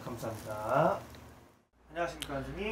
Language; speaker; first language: Korean; native; Korean